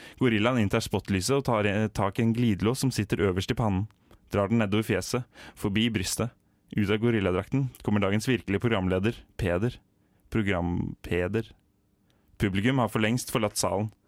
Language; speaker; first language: Norwegian; native; Norwegian